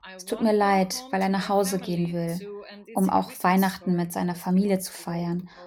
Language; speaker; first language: German; non-native, fluent; Ukrainian